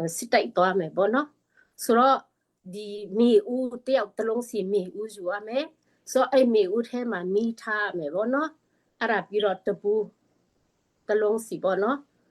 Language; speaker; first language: Burmese; non-native, local second language; Tedim Chin